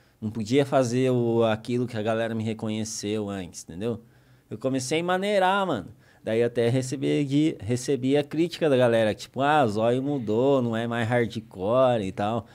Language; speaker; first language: Portuguese; native; Portuguese